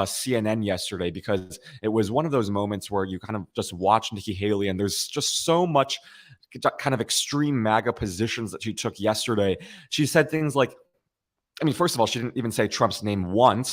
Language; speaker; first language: English; native; English